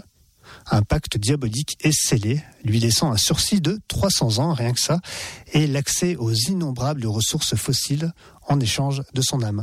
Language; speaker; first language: French; native; French